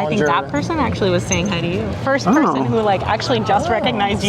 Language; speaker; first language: English; early bilingual, other home language; Urdu